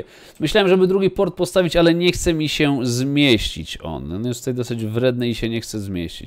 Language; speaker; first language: Polish; native; Polish